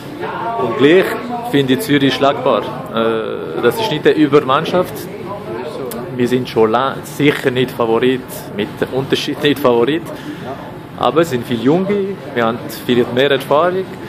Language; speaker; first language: German; non-native, local second language; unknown